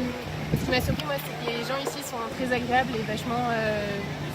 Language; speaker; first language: French; native; French